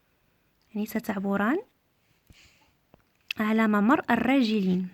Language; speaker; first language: Arabic; native; Arabic